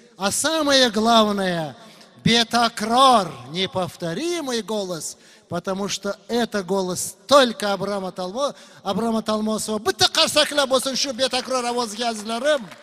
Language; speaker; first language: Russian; non-native, local second language; Uzbek